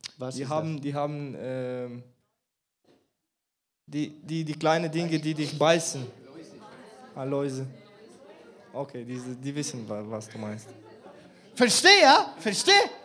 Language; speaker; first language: German; non-native, learner; Bulgarian